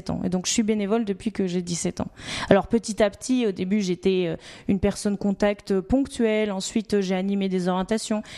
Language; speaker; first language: French; native; French